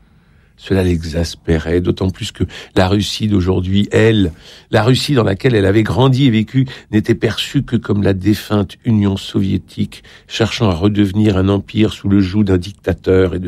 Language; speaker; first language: French; native; French